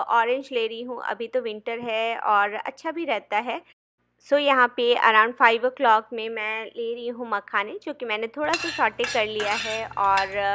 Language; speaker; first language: Hindi; non-native, local second language; Bangla